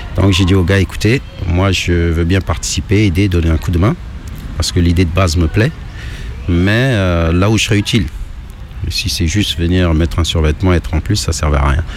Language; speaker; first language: French; native; French